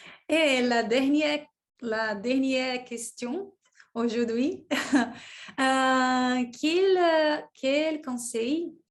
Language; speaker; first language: French; non-native, learner; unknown